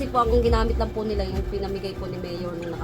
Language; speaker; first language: Filipino; native; Filipino